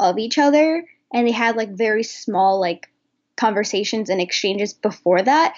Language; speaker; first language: English; native; English